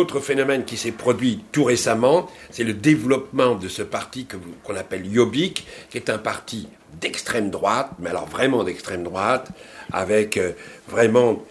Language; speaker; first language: French; native; French